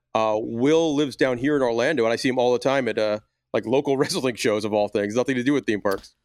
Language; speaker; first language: English; native; English